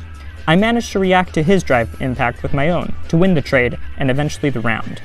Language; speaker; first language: English; native; English